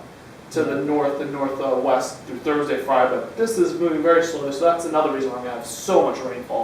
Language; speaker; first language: English; native; English